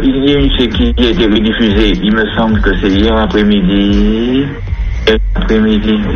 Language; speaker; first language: French; native; French